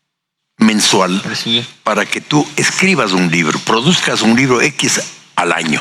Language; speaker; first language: Spanish; native; Spanish